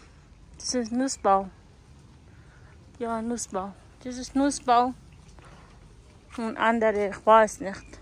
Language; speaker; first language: German; non-native, learner; Persian